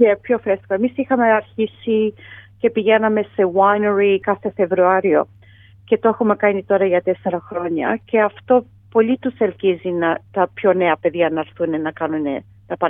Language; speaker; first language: Greek; early bilingual, heritage; Greek